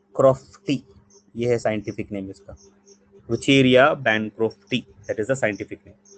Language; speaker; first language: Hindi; non-native, local second language; Bangla